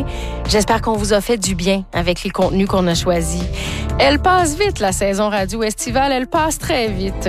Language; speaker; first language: French; native; French